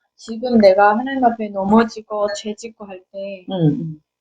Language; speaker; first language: Korean; native; Korean